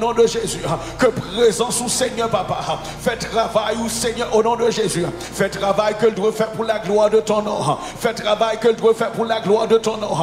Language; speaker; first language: French; non-native, local second language; Haitian Creole